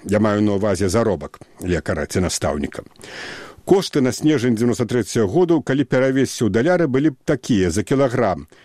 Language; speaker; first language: Belarusian; native; Belarusian